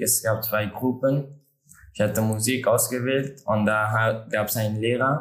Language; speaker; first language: German; non-native, learner; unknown